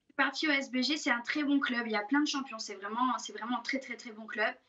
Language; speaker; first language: French; native; French